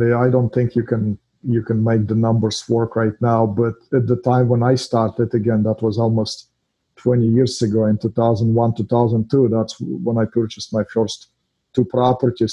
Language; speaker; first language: English; non-native, fluent; Russian